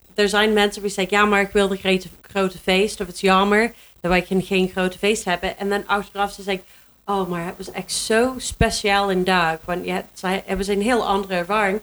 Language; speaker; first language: Dutch; non-native, learner; English